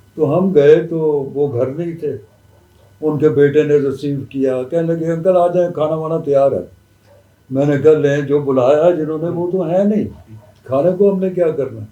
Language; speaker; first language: Urdu; non-native, local second language; Punjabi